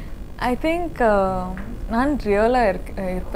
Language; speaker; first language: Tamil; non-native, learner; Kodava